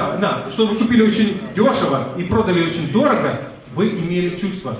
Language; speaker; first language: Russian; non-native, fluent; Lithuanian